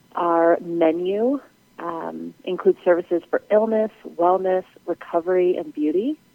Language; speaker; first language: English; native; English